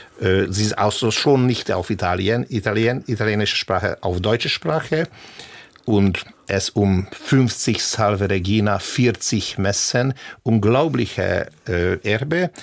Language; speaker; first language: German; non-native, fluent; Hungarian